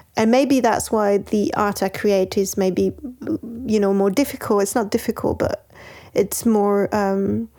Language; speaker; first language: English; non-native, fluent; French